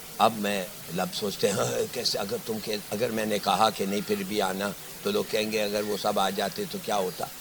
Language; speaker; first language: Urdu; native; Urdu